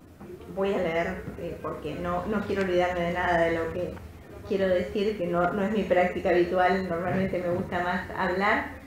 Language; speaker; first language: Spanish; native; Spanish